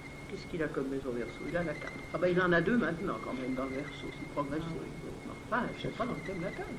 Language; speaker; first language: French; native; French